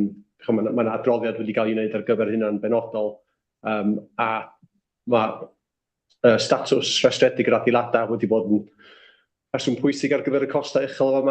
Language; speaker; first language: Welsh; native; Welsh